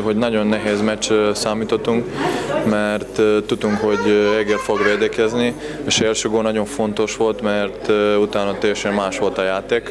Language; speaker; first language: Hungarian; non-native, fluent; Serbian